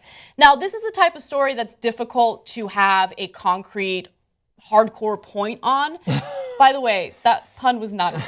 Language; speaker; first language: English; native; English